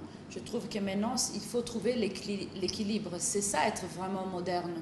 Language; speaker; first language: French; non-native, fluent; Italian